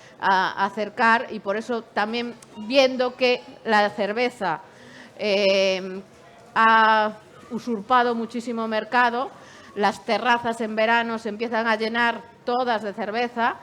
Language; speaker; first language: Spanish; native; Spanish